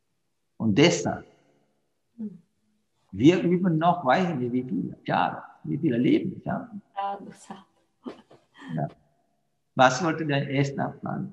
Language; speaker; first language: German; non-native, fluent; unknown